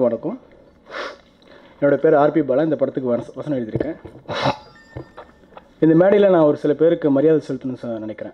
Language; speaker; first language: Tamil; native; Tamil